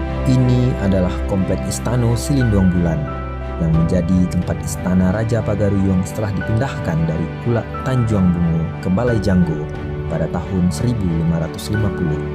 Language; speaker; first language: Malay; native; Malay